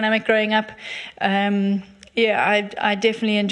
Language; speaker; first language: English; native; English